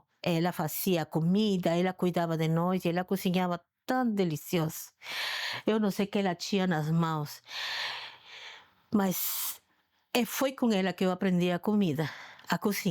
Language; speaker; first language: Portuguese; non-native, fluent; Spanish